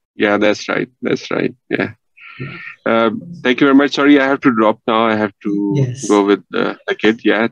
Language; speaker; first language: English; non-native, local second language; Punjabi